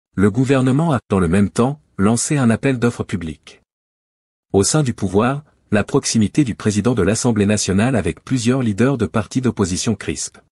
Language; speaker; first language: French; native; French